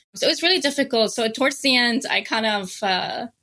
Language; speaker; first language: English; non-native, fluent; Arabic